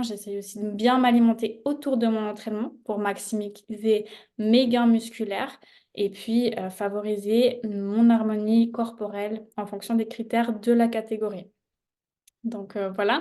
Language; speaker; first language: French; native; French